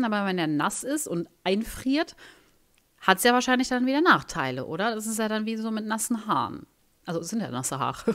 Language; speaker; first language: German; native; German